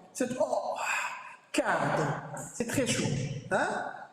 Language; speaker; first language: French; non-native, fluent; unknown